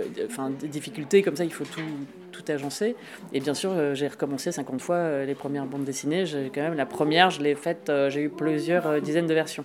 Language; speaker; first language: French; native; French